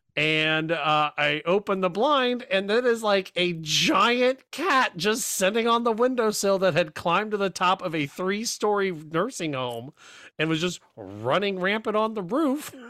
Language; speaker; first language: English; native; English